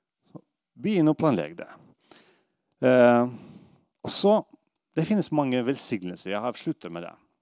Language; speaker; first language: Norwegian; non-native, fluent; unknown